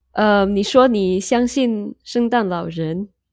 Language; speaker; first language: Chinese; non-native, learner; Indonesian